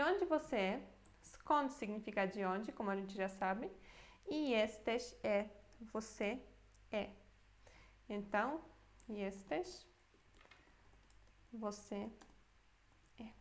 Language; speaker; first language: Portuguese; non-native, fluent; Polish